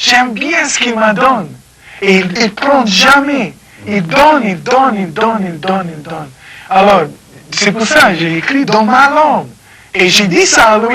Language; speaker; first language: French; non-native, fluent; English